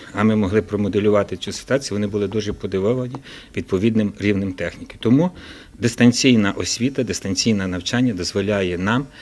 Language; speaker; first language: Ukrainian; native; Ukrainian